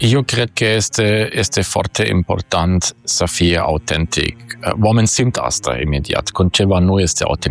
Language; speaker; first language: Romanian; non-native, fluent; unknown